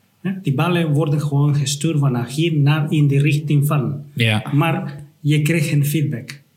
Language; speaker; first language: Dutch; non-native, fluent; Spanish